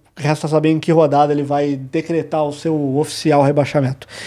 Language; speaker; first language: Portuguese; native; Portuguese